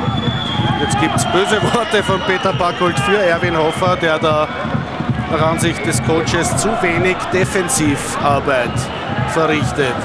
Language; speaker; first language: German; native; German